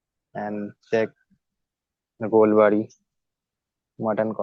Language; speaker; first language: English; non-native, learner; Bangla